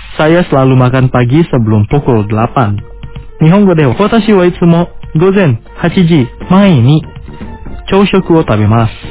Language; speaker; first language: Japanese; non-native, fluent; Indonesian